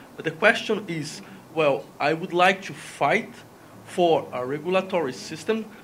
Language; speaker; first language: English; non-native, fluent; Spanish